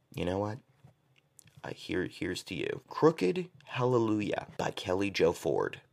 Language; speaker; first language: English; native; English